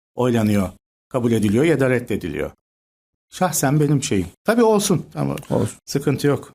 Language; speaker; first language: Turkish; native; Turkish